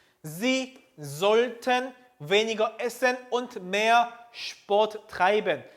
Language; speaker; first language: German; non-native, fluent; Korean